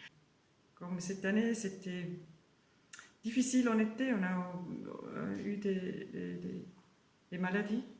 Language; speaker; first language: French; non-native, learner; German